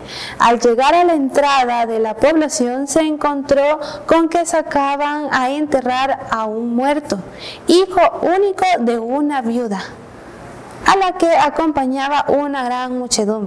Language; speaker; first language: Spanish; native; Spanish